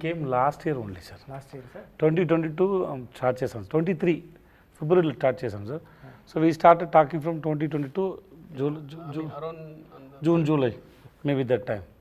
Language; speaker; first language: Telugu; non-native, learner; Tamil